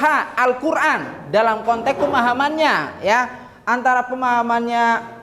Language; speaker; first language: Indonesian; native; Indonesian